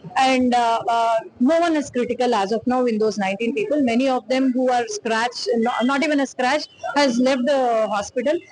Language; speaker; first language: English; non-native, local second language; Telugu